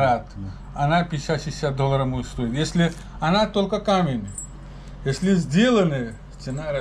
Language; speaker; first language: Russian; non-native, learner; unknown